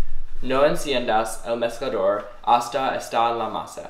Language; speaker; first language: Spanish; non-native, learner; English